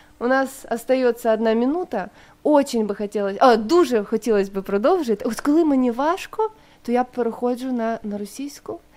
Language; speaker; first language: Ukrainian; non-native, local second language; Russian